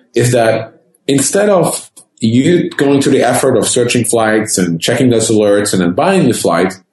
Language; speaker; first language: English; non-native, fluent; Dutch